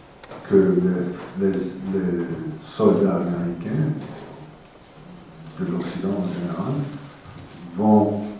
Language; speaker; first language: French; non-native, fluent; English